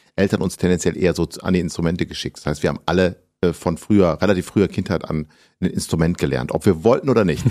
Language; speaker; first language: German; native; German